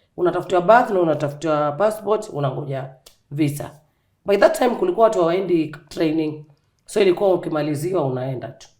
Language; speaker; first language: Swahili; non-native, local second language; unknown